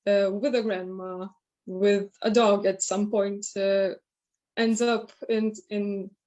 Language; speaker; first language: English; non-native, fluent; Lithuanian